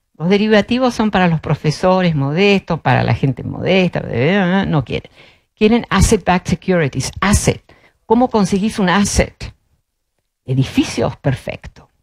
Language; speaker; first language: Spanish; early bilingual, other home language; Dutch